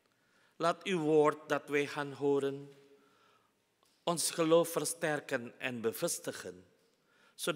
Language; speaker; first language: Dutch; non-native, fluent; Indonesian